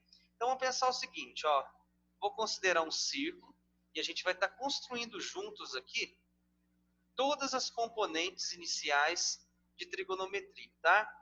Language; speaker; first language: Portuguese; native; Portuguese